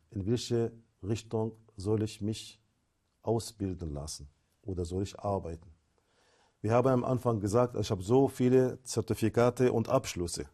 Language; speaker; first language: German; non-native, fluent; Arabic